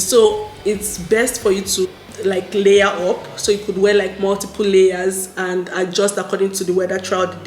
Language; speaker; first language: English; non-native, local second language; Yoruba